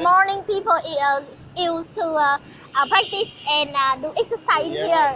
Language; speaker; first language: English; non-native, learner; Vietnamese